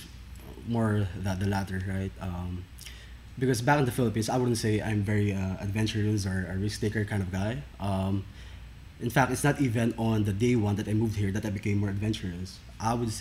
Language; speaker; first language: English; non-native, local second language; Filipino